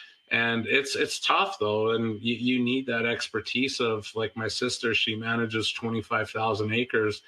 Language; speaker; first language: English; native; English